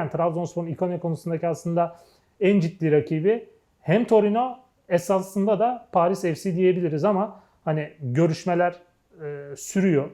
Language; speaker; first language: Turkish; native; Turkish